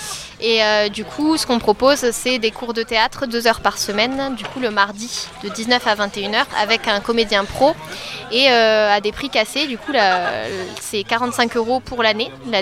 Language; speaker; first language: French; native; French